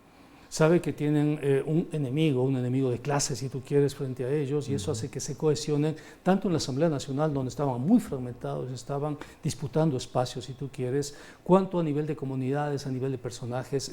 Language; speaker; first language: Spanish; native; Spanish